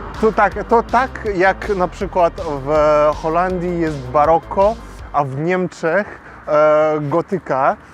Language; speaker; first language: Polish; non-native, fluent; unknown